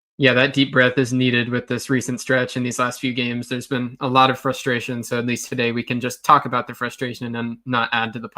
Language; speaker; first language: English; native; English